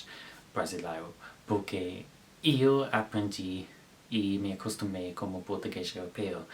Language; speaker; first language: Portuguese; non-native, learner; English